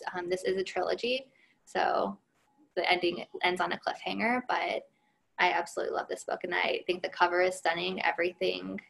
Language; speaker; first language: English; native; English